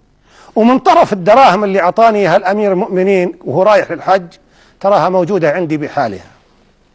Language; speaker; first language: Arabic; native; Arabic